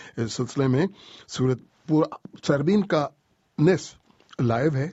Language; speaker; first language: Urdu; native; Urdu